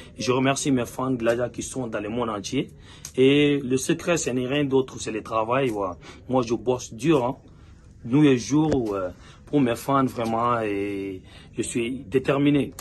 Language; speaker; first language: French; non-native, local second language; Bambara